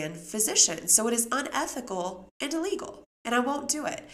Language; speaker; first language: English; native; English